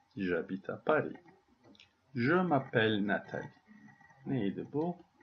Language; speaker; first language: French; non-native, fluent; Turkish